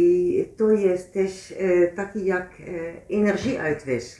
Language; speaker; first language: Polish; non-native, learner; Dutch